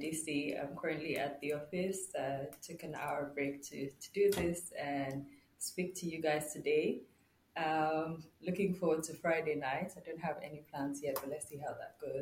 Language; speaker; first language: English; non-native, local second language; Yoruba